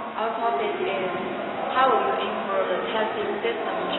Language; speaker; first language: English; non-native, learner; Chinese